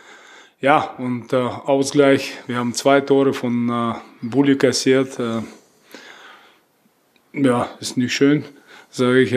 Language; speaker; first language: German; non-native, fluent; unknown